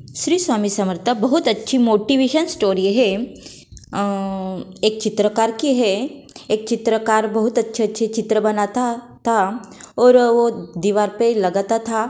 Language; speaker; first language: Hindi; non-native, local second language; Marathi